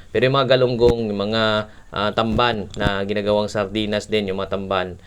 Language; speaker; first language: Filipino; non-native, local second language; Cebuano